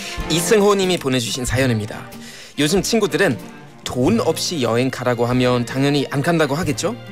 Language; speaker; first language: Korean; non-native, fluent; German